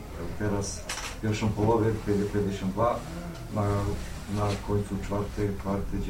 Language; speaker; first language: Polish; non-native, learner; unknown